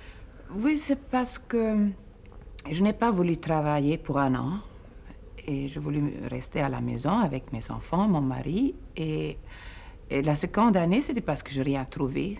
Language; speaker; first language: French; non-native, fluent; Swedish